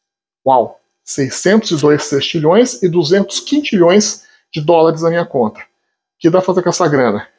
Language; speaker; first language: Portuguese; native; Portuguese